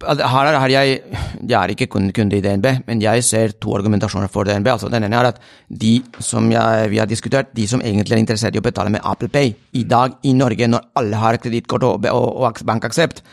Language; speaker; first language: Norwegian; non-native, fluent; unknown